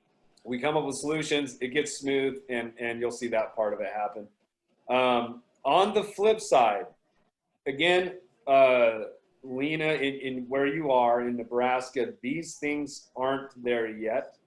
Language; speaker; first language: English; native; English